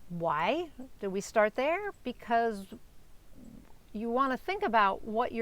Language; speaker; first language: English; native; English